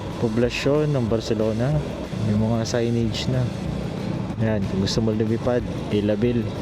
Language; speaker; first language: Filipino; non-native, local second language; Bikol